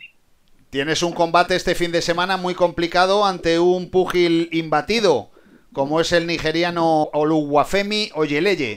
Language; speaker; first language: Spanish; native; Spanish